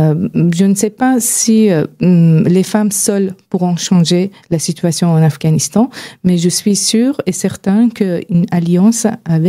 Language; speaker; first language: French; non-native, fluent; Persian